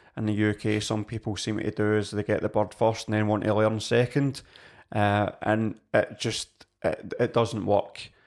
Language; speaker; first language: English; native; English